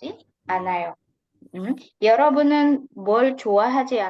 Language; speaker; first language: Korean; non-native, fluent; Indonesian